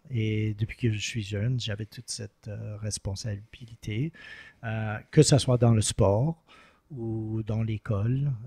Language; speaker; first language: French; non-native, local second language; English